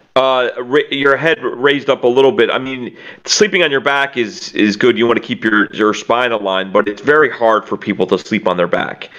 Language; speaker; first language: English; native; English